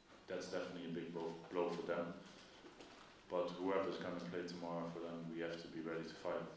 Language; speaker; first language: English; non-native, fluent; Dutch